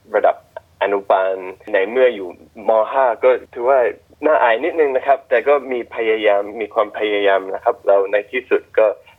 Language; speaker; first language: Thai; non-native, fluent; English